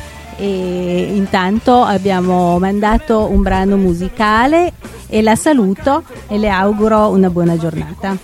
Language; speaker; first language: Italian; native; Italian